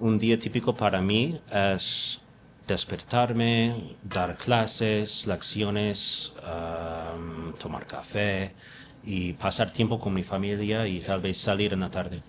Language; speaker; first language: Spanish; non-native, fluent; English